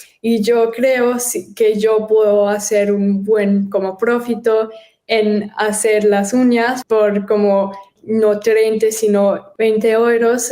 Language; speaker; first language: Spanish; early bilingual, heritage; German